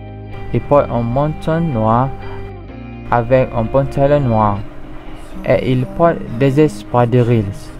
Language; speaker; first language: French; non-native, learner; Malay